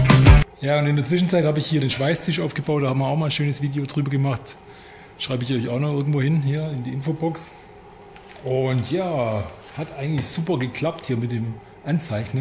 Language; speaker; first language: German; native; German